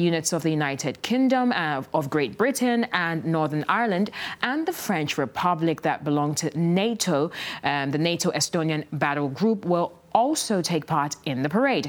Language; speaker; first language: English; non-native, local second language; Akan